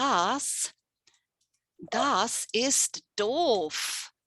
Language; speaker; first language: German; non-native, fluent; English